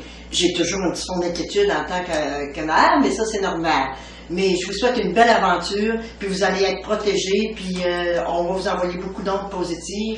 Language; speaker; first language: French; native; French